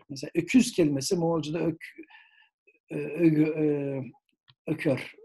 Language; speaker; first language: Turkish; native; Turkish